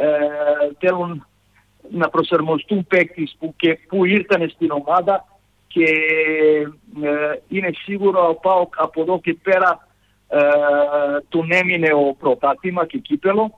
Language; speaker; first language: Greek; non-native, fluent; Serbian